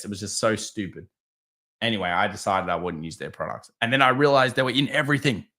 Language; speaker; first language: English; native; English